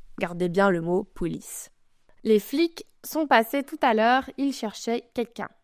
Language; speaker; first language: French; native; French